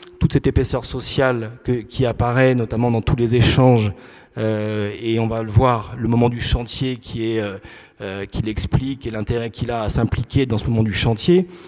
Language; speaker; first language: French; native; French